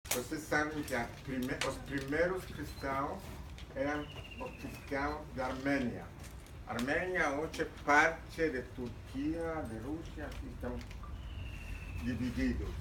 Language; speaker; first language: Portuguese; non-native, fluent; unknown